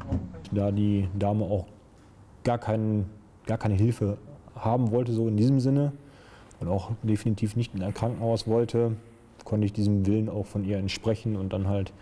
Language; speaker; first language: German; native; German